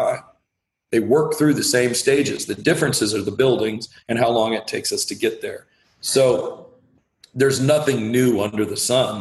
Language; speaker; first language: English; native; English